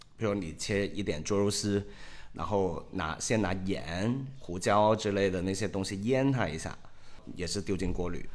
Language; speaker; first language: Chinese; non-native, local second language; Cantonese